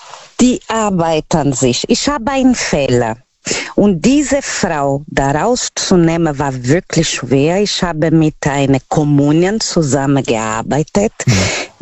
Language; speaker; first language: German; non-native, learner; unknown